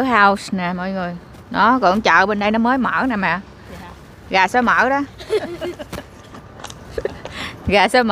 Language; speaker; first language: Vietnamese; native; Vietnamese